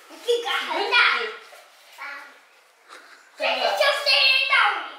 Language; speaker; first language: Icelandic; non-native, learner; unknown